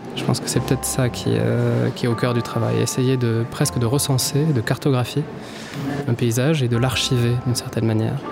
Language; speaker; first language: French; native; French